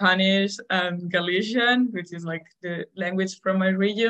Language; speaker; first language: English; non-native, fluent; Spanish